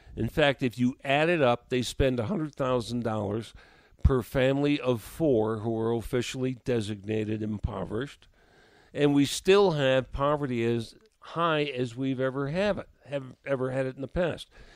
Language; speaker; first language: English; native; English